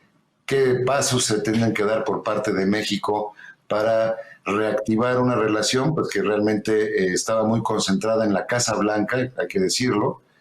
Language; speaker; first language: Spanish; native; Spanish